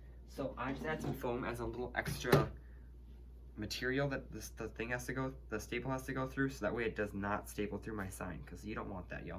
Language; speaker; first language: English; native; English